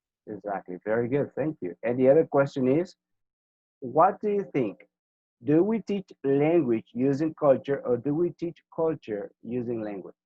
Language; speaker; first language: English; non-native, fluent; Spanish